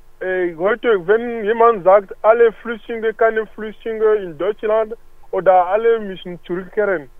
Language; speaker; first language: German; non-native, learner; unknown